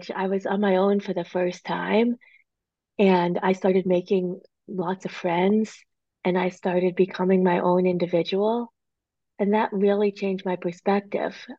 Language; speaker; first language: English; native; English